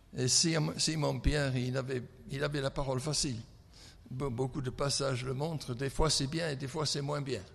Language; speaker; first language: French; non-native, fluent; English